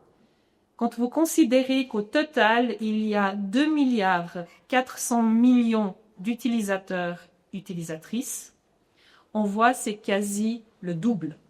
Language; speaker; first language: French; native; French